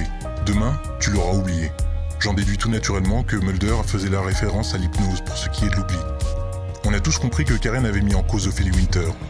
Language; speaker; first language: French; native; French